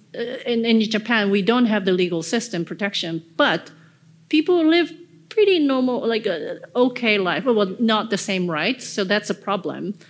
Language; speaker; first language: English; early bilingual, other home language; Korean